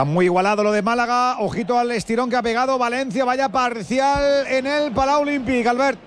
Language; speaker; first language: Spanish; native; Spanish